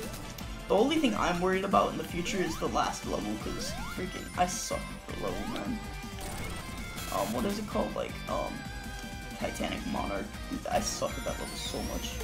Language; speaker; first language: English; native; English